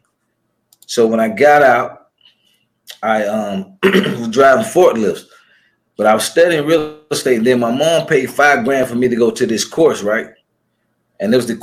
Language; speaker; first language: English; native; English